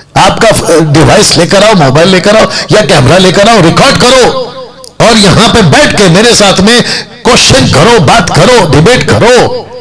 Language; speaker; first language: Hindi; non-native, local second language; Telugu